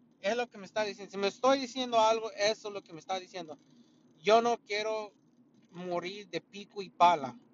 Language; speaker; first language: Spanish; early bilingual, heritage; Spanish